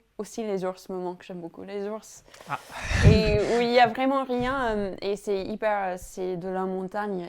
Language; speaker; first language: French; non-native, fluent; English